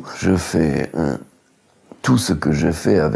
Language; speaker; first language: French; non-native, fluent; German